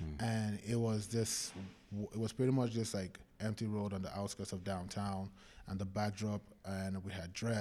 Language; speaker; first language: English; non-native, local second language; Yoruba